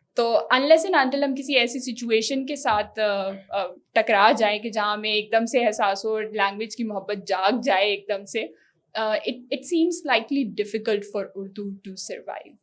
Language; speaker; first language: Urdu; non-native, local second language; Northern Hindko